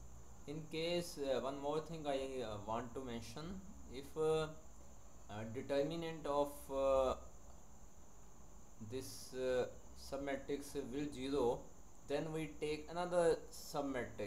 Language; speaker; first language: English; non-native, local second language; Hindi